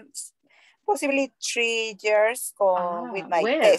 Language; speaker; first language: English; non-native, learner; Spanish